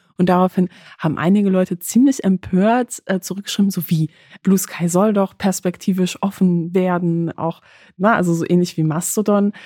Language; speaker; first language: German; early bilingual, other home language; Polish